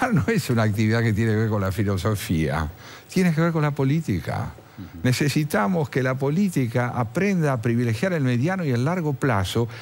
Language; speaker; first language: Spanish; native; Spanish